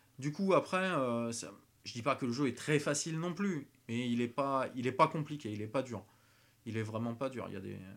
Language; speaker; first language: French; native; French